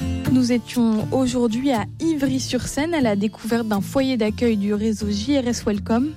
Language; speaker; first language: French; native; French